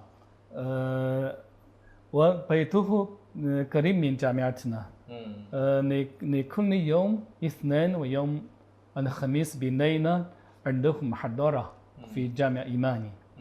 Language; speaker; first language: Arabic; non-native, learner; Chinese